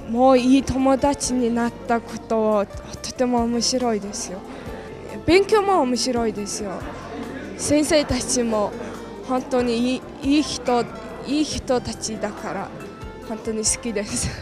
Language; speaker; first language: Japanese; non-native, learner; Mongolian